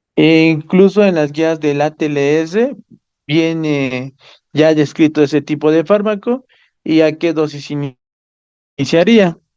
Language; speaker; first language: Spanish; native; Spanish